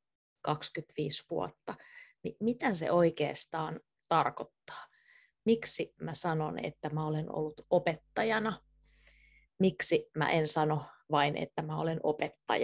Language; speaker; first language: Finnish; native; Finnish